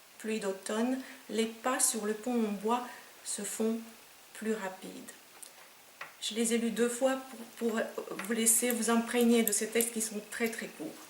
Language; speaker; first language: French; non-native, fluent; Romanian